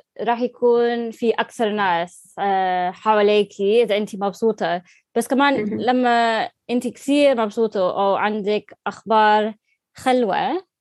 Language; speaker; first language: Arabic; non-native, learner; English